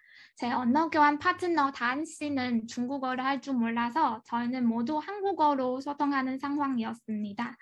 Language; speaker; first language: Korean; non-native, fluent; Chinese